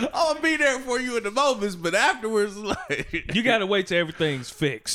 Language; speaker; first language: English; native; English